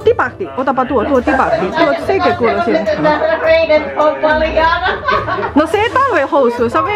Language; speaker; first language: Finnish; non-native, learner; Chinese